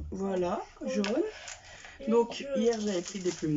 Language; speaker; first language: French; native; French